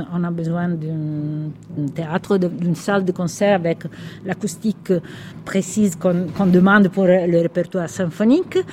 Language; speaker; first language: French; non-native, fluent; Italian